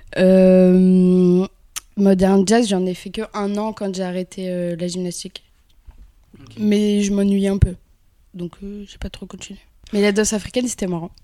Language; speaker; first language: French; early bilingual, other home language; Kabyle